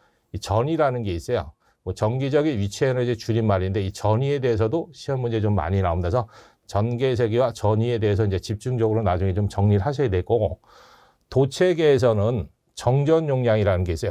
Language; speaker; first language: Korean; native; Korean